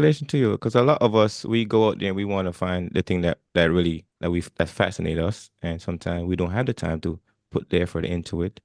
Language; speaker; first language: English; non-native, fluent; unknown